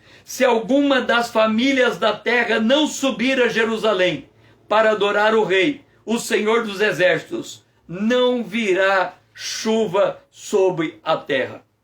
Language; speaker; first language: Portuguese; native; Portuguese